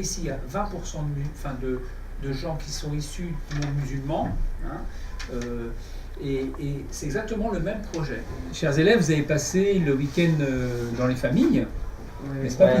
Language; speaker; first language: French; native; French